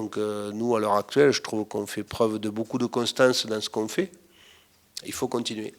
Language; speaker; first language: French; native; French